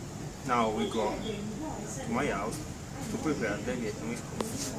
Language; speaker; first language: English; non-native, learner; Italian